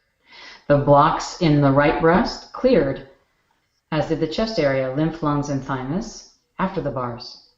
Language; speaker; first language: English; native; English